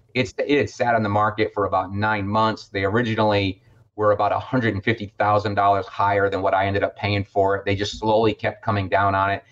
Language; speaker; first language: English; native; English